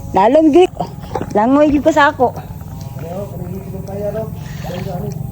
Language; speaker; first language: Filipino; non-native, local second language; Cebuano